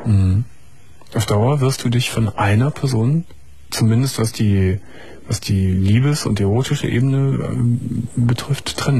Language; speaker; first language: German; native; German